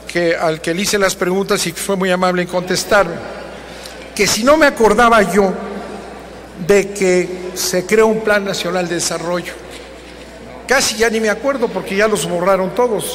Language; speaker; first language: Spanish; native; Spanish